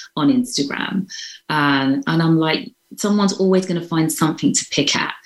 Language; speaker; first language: English; native; English